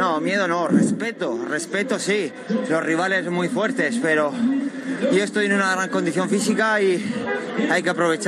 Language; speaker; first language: Spanish; native; Spanish